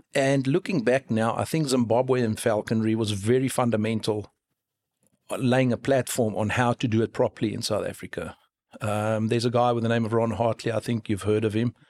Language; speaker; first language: English; non-native, local second language; Afrikaans